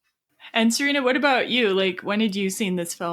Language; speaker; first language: English; native; English